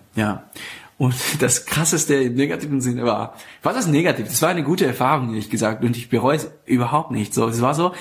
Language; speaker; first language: German; non-native, fluent; Persian